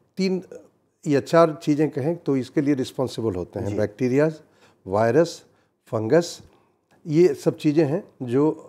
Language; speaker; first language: Hindi; native; Hindi